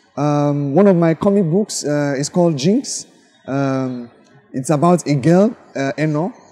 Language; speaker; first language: English; non-native, local second language; Yoruba